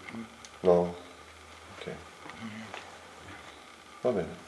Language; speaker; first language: Italian; native; Italian